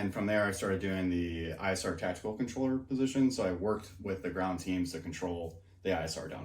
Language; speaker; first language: English; native; English